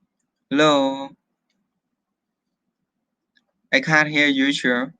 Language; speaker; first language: English; non-native, learner; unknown